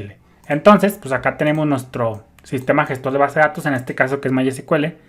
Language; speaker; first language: Spanish; native; Spanish